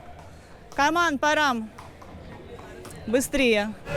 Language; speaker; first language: Russian; native; Russian